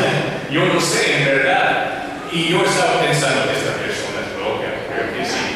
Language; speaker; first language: Spanish; non-native, learner; English